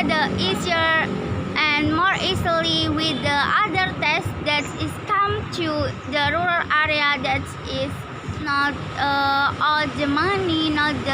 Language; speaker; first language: English; non-native, learner; Indonesian